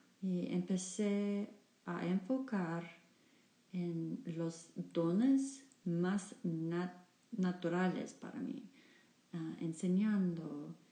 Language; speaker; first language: Spanish; non-native, learner; English